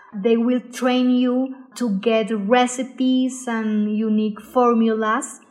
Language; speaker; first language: English; non-native, fluent; Spanish